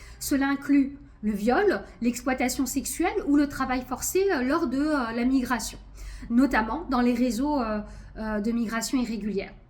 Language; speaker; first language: French; early bilingual, other home language; Arabic